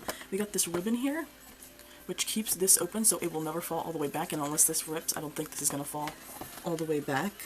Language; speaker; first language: English; native; English